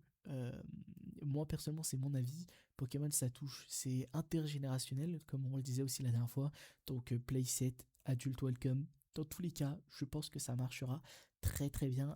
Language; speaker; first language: French; native; French